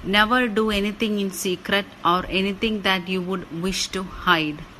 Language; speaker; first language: English; non-native, local second language; Malayalam